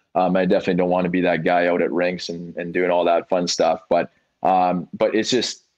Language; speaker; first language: English; native; English